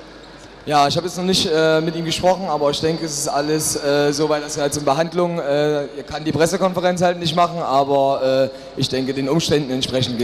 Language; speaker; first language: German; native; German